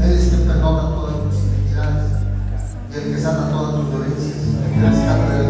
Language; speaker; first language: Spanish; native; Spanish